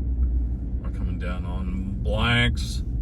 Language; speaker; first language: English; native; English